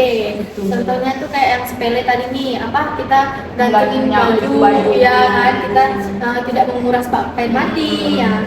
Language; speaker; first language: Indonesian; native; Indonesian